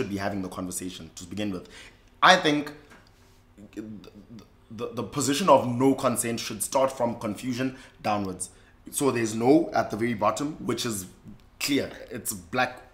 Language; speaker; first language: English; non-native, local second language; Xhosa